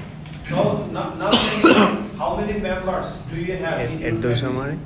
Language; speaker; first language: English; non-native, fluent; Bangla